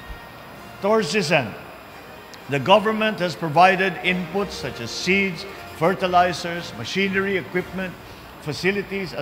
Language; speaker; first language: English; non-native, local second language; Filipino